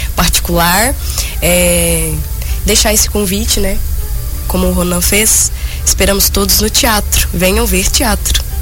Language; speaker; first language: Portuguese; native; Portuguese